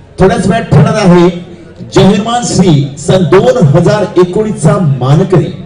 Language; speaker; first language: Marathi; native; Marathi